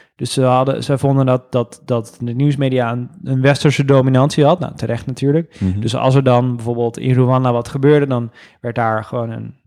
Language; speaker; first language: Dutch; native; Dutch